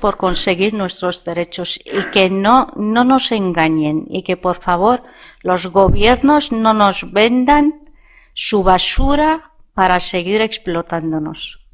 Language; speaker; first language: Spanish; non-native, fluent; Persian